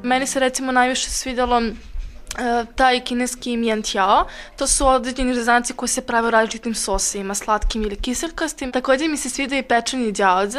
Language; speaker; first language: Serbian; native; Serbian